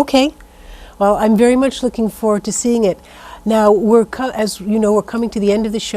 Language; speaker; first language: English; native; English